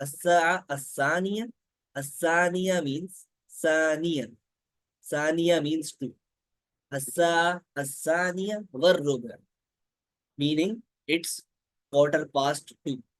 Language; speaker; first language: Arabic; non-native, learner; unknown